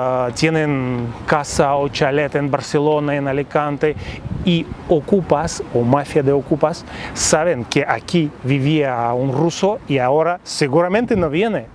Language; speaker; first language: Spanish; non-native, fluent; Russian